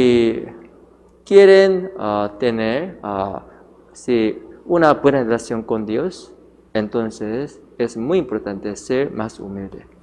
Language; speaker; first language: Spanish; non-native, learner; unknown